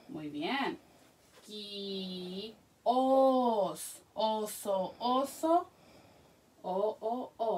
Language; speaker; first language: Spanish; early bilingual, heritage; Spanish